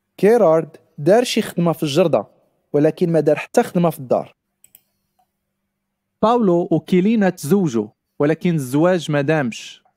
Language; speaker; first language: Arabic; non-native, learner; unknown